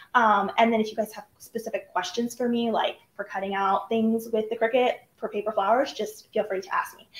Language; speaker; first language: English; native; English